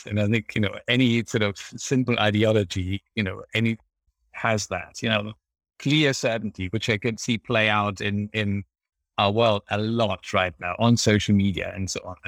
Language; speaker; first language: English; non-native, fluent; German